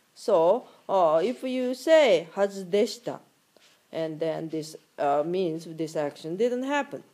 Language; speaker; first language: English; non-native, fluent; Japanese